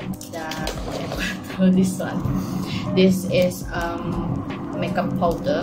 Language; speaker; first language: English; non-native, local second language; Malay